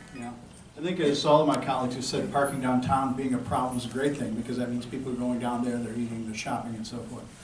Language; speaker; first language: English; native; English